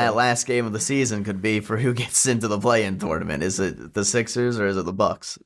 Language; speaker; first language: English; native; English